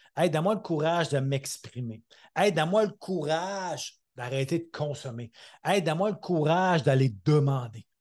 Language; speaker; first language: French; native; French